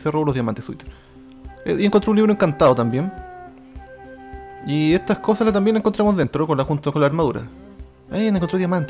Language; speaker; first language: Spanish; native; Spanish